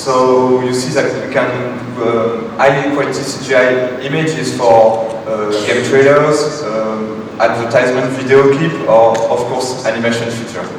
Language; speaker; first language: English; non-native, fluent; French